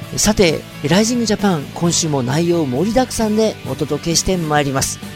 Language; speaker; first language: Japanese; native; Japanese